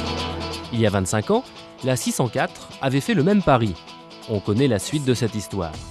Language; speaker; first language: French; native; French